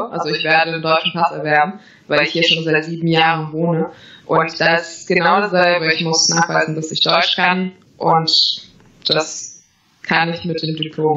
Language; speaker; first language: German; non-native, fluent; Latvian